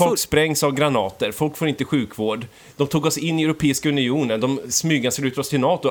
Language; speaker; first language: Swedish; native; Swedish